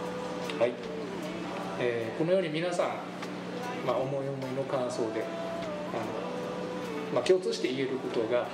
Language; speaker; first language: Japanese; native; Japanese